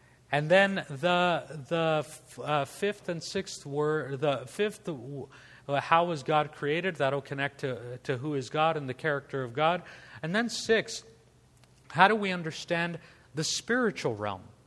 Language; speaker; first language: English; native; English